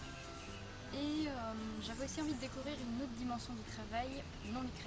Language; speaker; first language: French; native; French